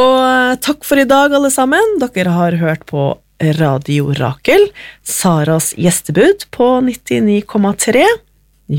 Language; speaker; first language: Norwegian; native; Norwegian